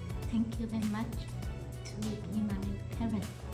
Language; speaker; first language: English; non-native, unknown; Vietnamese